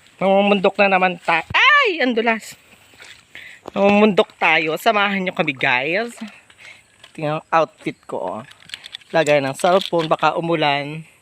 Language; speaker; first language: Filipino; native; Filipino